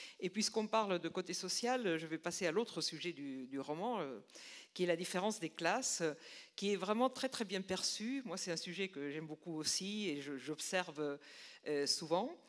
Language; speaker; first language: French; non-native, fluent; Spanish